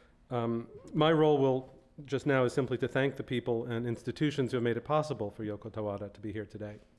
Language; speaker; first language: English; native; English